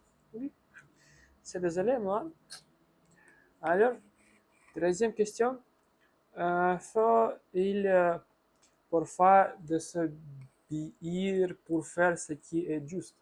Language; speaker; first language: French; non-native, learner; Russian